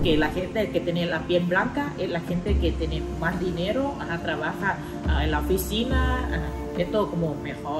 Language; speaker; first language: Spanish; non-native, learner; Thai